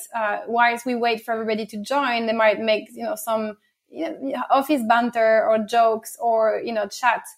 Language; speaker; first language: English; non-native, fluent; French